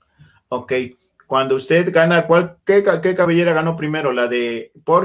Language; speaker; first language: Spanish; native; Spanish